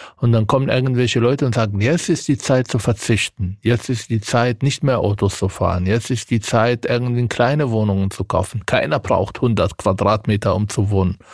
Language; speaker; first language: German; non-native, fluent; Arabic